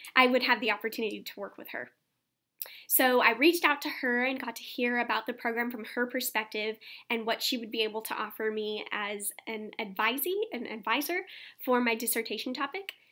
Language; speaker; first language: English; native; English